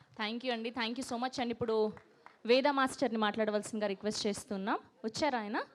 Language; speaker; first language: Telugu; native; Telugu